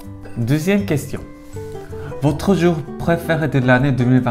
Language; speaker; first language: French; non-native, learner; Korean